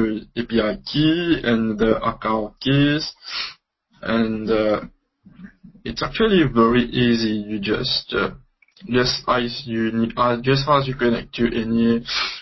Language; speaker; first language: English; non-native, local second language; Morisyen